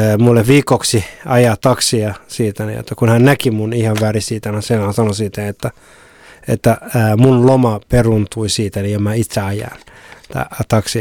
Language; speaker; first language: Finnish; non-native, fluent; Somali